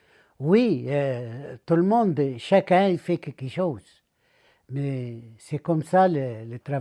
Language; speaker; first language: French; non-native, learner; Arabic